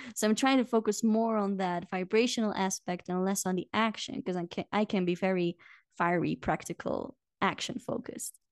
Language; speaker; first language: English; non-native, fluent; Dutch